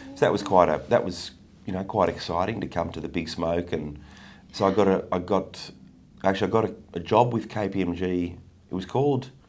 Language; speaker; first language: English; native; English